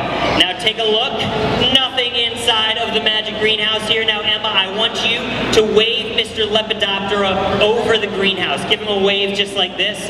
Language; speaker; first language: English; native; English